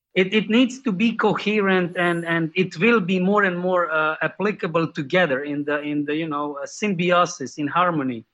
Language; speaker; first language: English; non-native, fluent; Slovenian